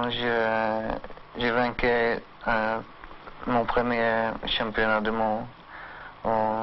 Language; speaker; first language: French; non-native, learner; English